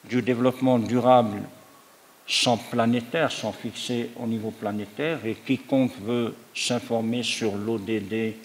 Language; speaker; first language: French; non-native, local second language; Arabic